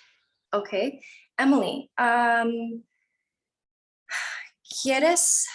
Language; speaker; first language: Spanish; non-native, learner; English